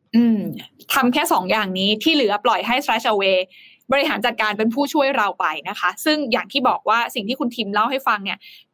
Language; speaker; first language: Thai; native; Thai